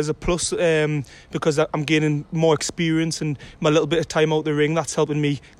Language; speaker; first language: English; native; English